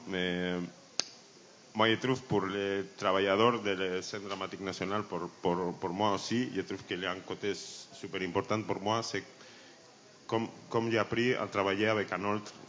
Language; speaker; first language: French; non-native, learner; Spanish